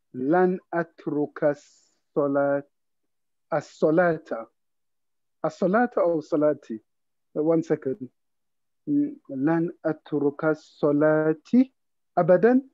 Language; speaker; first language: Arabic; non-native, learner; English